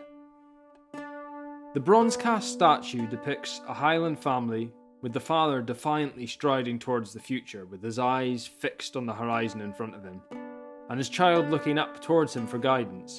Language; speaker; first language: English; native; English